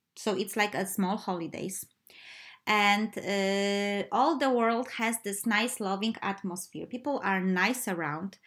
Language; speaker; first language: English; non-native, fluent; Polish